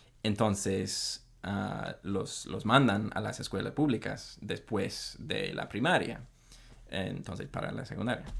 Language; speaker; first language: Spanish; non-native, fluent; English